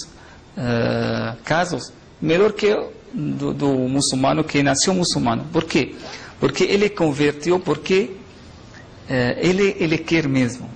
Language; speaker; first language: Portuguese; non-native, fluent; Arabic